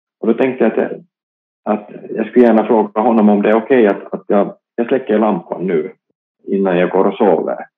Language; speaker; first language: Swedish; non-native, local second language; Finnish